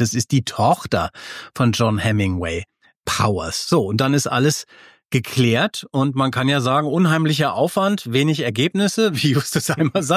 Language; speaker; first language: German; native; German